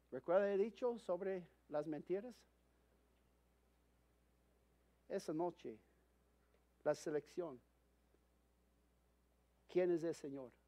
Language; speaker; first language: Spanish; non-native, fluent; English